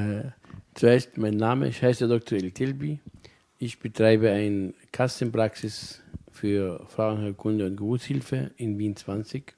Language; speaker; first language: German; non-native, fluent; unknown